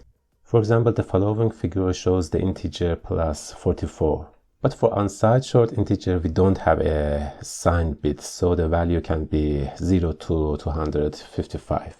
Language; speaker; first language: English; non-native, fluent; Persian